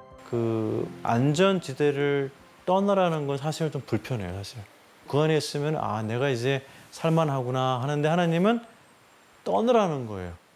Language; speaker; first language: Korean; native; Korean